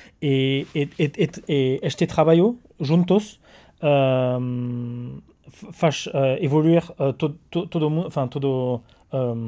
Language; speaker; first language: Portuguese; non-native, learner; French